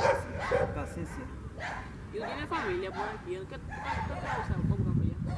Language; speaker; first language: Spanish; native; Spanish